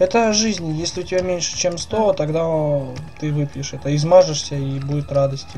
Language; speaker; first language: Russian; native; Russian